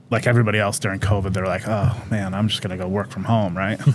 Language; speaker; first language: English; native; English